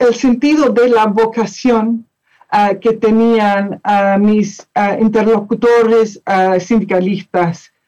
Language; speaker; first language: Spanish; non-native, fluent; English